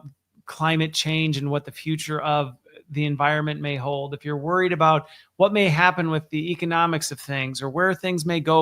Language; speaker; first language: English; native; English